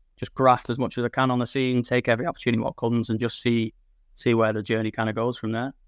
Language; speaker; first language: English; native; English